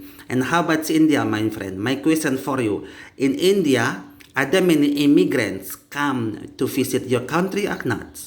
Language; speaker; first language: English; non-native, learner; Indonesian